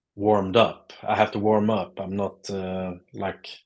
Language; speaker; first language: English; non-native, fluent; Swedish